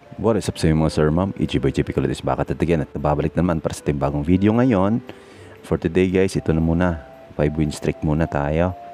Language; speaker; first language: Filipino; native; Filipino